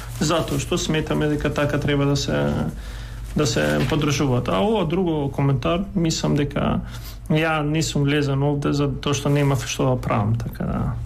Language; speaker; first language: Macedonian; non-native, local second language; Albanian